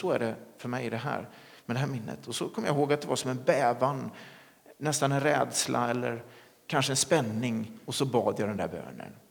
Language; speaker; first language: Swedish; native; Swedish